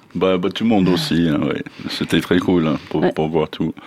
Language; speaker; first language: French; non-native, learner; English